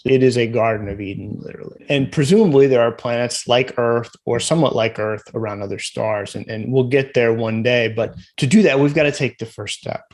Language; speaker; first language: English; native; English